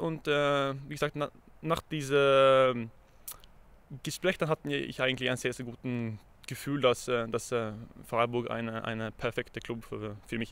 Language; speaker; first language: German; non-native, fluent; Norwegian